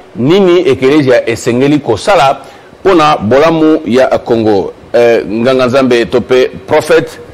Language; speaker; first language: Lingala; native; Lingala